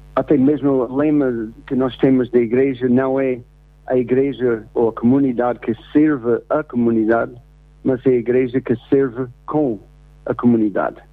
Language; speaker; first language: Portuguese; non-native, fluent; English